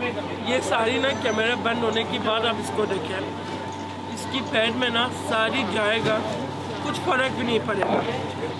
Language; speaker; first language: Hindi; non-native, learner; Turkish